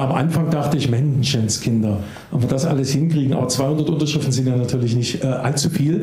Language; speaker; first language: German; native; German